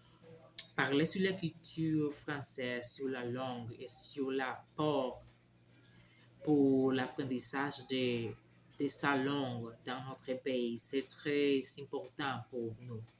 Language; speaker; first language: French; non-native, learner; Spanish